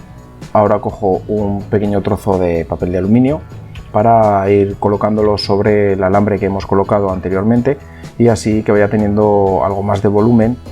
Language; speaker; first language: Spanish; native; Spanish